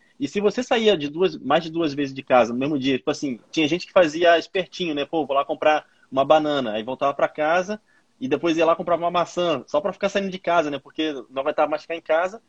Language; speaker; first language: Portuguese; native; Portuguese